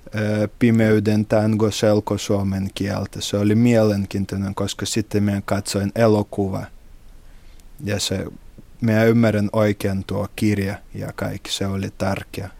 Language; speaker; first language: Finnish; non-native, fluent; Russian